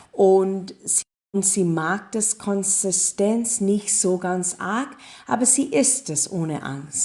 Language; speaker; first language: German; non-native, learner; English